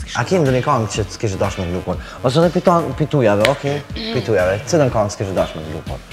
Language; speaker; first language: Albanian; native; Albanian